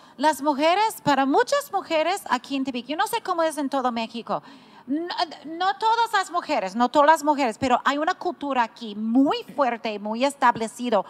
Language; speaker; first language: Spanish; non-native, fluent; English